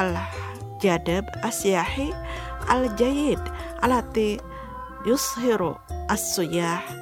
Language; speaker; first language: Arabic; non-native, fluent; Indonesian